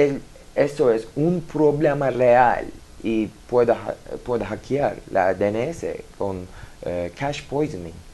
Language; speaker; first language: Spanish; non-native, learner; Turkish